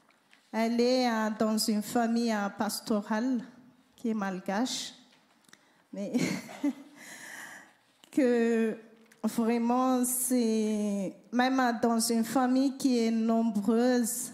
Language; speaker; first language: French; non-native, learner; Malagasy